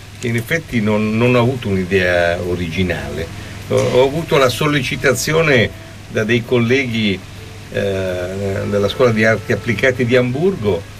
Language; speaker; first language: Italian; native; Italian